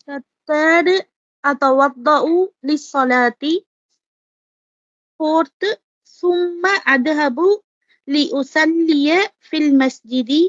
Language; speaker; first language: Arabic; non-native, learner; Tamil